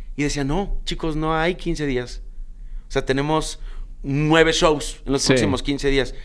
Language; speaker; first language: Spanish; native; Spanish